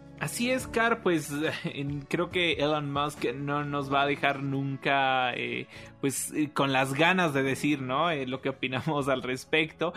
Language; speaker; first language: Spanish; native; Spanish